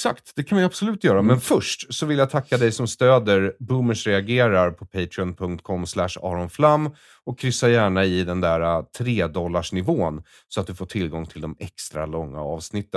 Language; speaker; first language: Swedish; native; Swedish